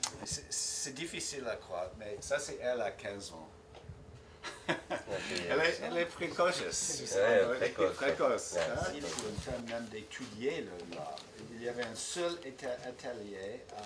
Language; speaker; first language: French; non-native, fluent; English